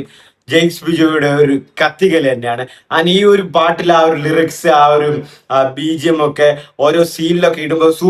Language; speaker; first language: Malayalam; native; Malayalam